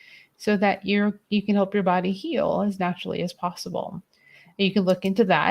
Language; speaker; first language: English; native; English